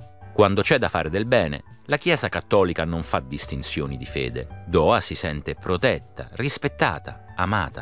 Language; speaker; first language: Italian; native; Italian